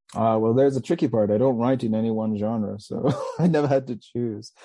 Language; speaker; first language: English; native; English